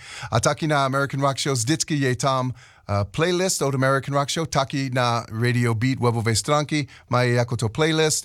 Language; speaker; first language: Czech; non-native, learner; English